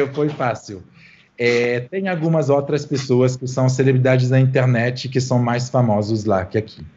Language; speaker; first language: Portuguese; non-native, fluent; French